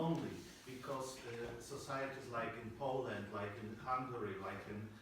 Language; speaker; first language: English; non-native, learner; Polish